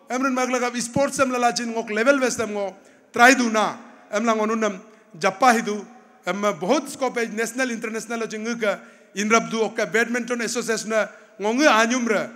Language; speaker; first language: Hindi; non-native, local second language; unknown